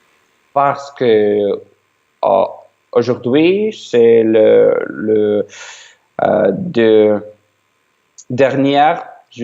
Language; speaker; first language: French; non-native, learner; Ukrainian